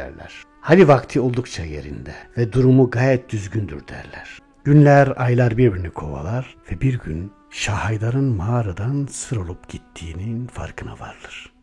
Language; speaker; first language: Turkish; native; Turkish